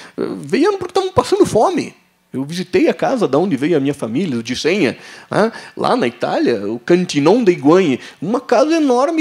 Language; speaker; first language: Portuguese; native; Portuguese